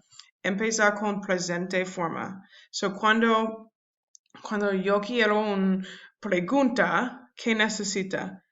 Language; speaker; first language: Spanish; non-native, learner; English